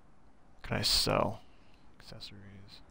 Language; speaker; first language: English; native; English